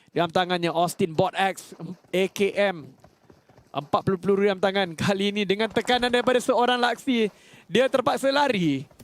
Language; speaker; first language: Malay; native; Malay